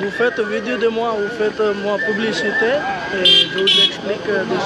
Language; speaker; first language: French; non-native, learner; Hindi